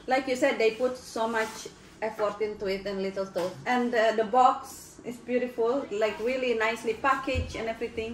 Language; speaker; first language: English; non-native, fluent; Indonesian